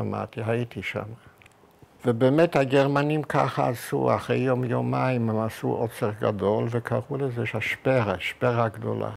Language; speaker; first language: Hebrew; non-native, fluent; Yiddish